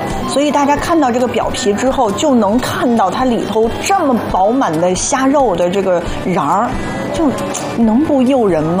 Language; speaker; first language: Chinese; native; Chinese